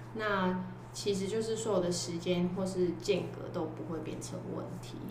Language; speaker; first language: Chinese; non-native, local second language; Cantonese